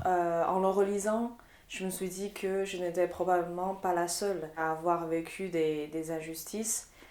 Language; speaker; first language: French; non-native, fluent; Chinese